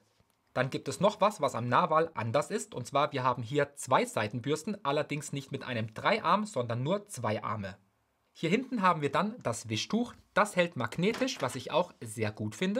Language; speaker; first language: German; native; German